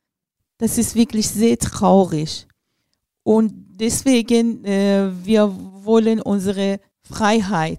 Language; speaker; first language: German; non-native, learner; Persian